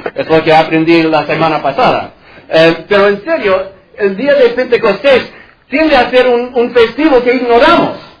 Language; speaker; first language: Spanish; non-native, fluent; English